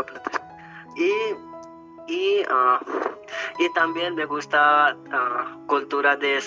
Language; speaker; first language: Spanish; non-native, learner; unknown